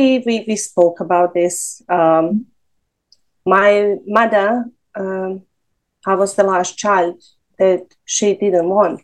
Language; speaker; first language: English; non-native, fluent; Serbian